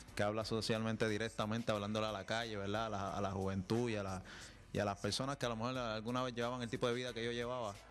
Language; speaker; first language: Spanish; native; Spanish